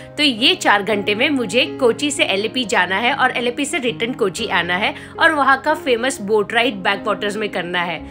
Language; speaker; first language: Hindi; non-native, local second language; Gujarati